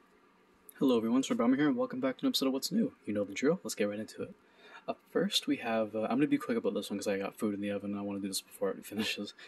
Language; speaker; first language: English; native; English